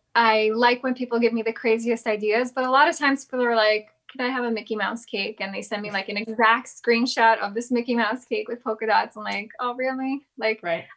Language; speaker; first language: English; native; English